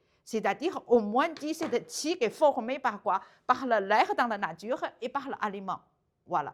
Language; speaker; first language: French; non-native, learner; Chinese